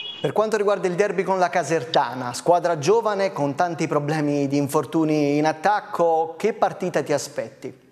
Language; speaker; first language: Italian; native; Italian